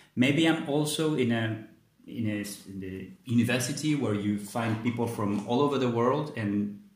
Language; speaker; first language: English; non-native, fluent; Spanish